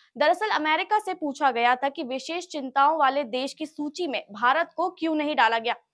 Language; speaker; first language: Hindi; native; Hindi